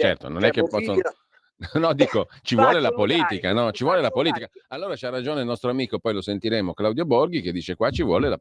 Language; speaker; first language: Italian; native; Italian